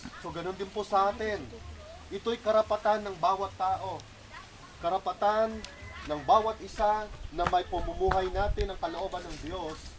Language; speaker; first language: Filipino; non-native, local second language; Cebuano